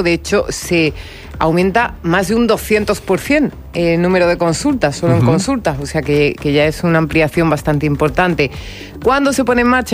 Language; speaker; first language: Spanish; native; Spanish